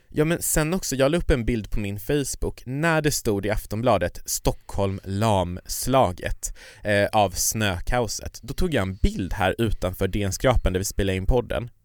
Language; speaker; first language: Swedish; native; Swedish